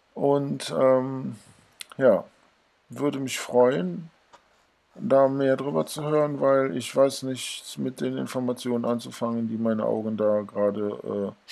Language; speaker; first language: German; native; German